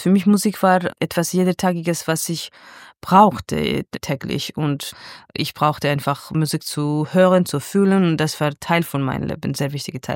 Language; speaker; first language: German; non-native, fluent; Georgian